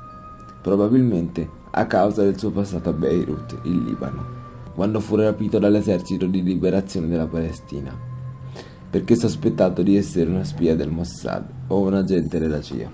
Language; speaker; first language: Italian; native; Italian